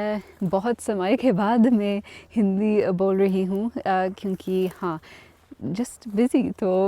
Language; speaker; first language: Hindi; non-native, learner; English